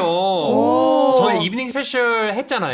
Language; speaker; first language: Korean; non-native, fluent; English